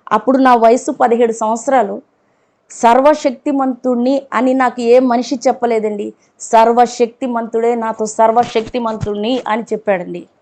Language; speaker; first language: Telugu; non-native, local second language; Urdu